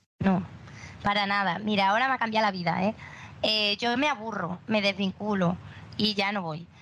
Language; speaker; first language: Spanish; native; Spanish